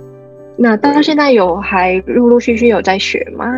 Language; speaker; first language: Chinese; non-native, fluent; Vietnamese